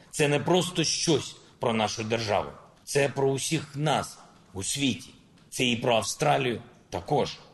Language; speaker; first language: Ukrainian; non-native, local second language; Russian